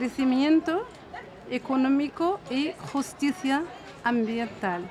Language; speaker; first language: Spanish; non-native, fluent; Arabic